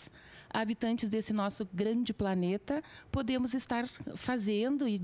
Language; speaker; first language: Portuguese; native; Portuguese